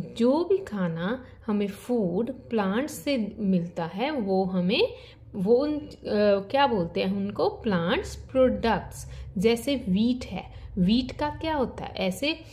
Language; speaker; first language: Hindi; native; Hindi